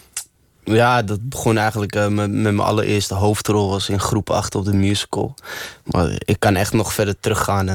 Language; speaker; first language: Dutch; early bilingual, other home language; Arabic